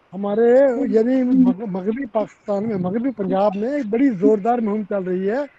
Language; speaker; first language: Hindi; non-native, local second language; Punjabi